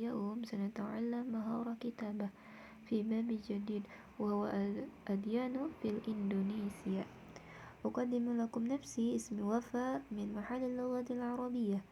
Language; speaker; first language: Arabic; non-native, fluent; Indonesian